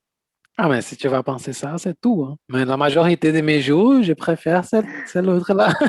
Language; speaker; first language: French; non-native, fluent; Portuguese